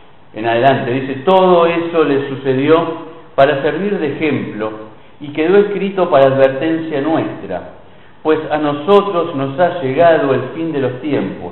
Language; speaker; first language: Spanish; native; Spanish